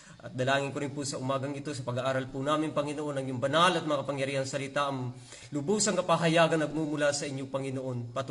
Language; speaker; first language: Filipino; native; Filipino